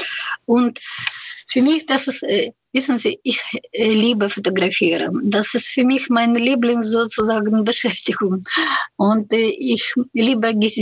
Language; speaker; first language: German; non-native, fluent; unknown